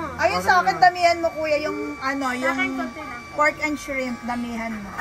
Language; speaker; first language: Filipino; non-native, local second language; Iloko